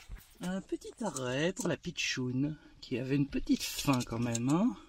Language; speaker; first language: French; native; French